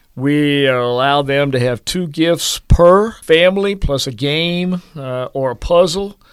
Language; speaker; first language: English; native; English